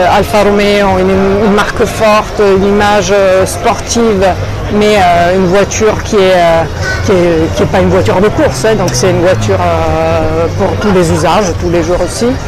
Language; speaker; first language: French; non-native, fluent; Italian